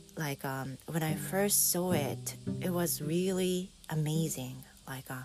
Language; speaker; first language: English; non-native, fluent; Japanese